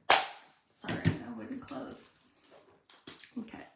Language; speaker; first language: English; native; English